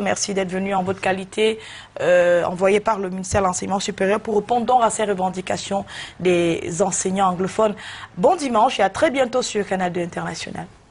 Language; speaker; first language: French; native; French